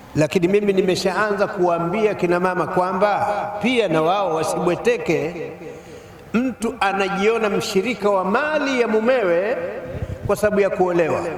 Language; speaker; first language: Swahili; native; Swahili